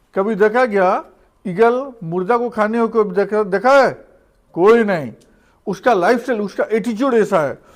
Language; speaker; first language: Hindi; non-native, local second language; Odia